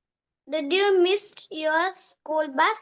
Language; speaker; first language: English; non-native, learner; Malayalam